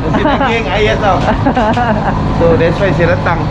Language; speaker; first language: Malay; native; Malay